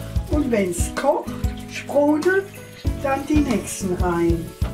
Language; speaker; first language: German; native; German